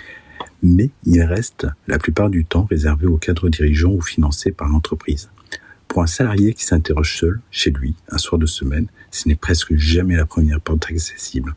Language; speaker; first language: French; native; French